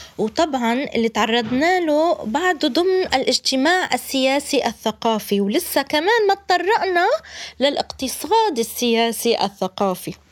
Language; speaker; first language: Arabic; native; Arabic